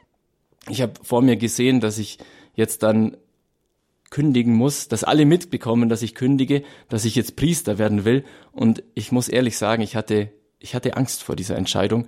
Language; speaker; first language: German; native; German